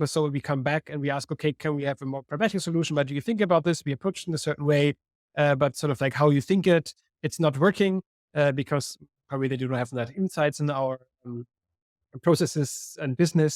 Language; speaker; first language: English; non-native, fluent; German